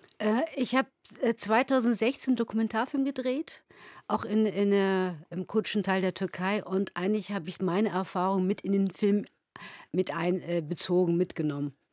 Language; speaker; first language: German; early bilingual, other home language; Turkish